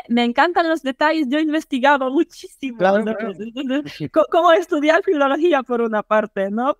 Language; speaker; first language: Spanish; non-native, fluent; Polish